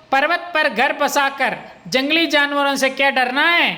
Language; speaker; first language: Hindi; non-native, local second language; Kannada